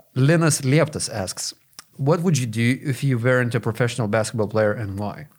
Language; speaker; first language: English; non-native, fluent; Lithuanian